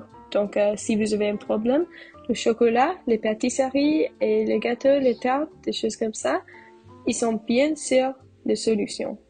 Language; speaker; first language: French; non-native, learner; English